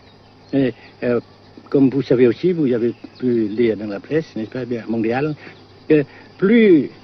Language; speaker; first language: French; non-native, fluent; Vietnamese